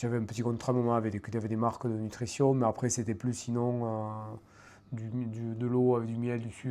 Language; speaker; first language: French; native; French